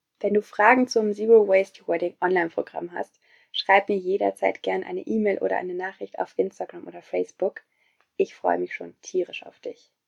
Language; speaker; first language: German; native; German